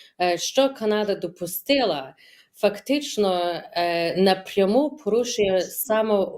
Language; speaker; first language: Ukrainian; early bilingual, heritage; Ukrainian